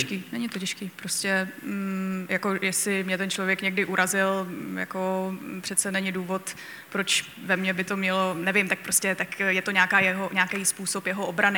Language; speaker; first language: Czech; native; Czech